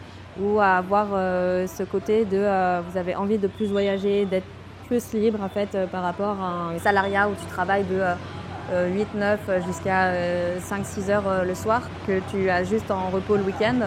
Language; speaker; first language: French; native; French